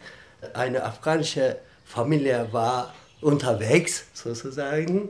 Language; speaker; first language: German; non-native, fluent; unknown